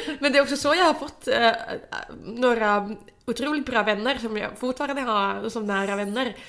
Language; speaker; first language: Swedish; non-native, local second language; Finnish